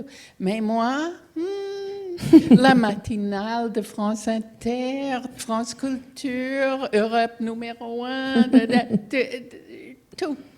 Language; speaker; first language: French; non-native, fluent; English